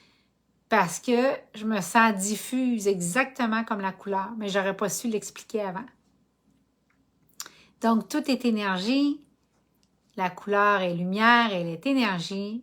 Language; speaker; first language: French; native; French